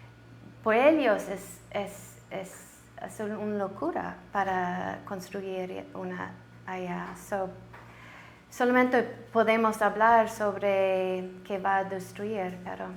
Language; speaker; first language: Spanish; non-native, learner; English